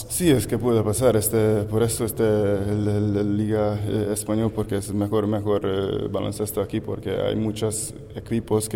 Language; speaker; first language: Spanish; non-native, learner; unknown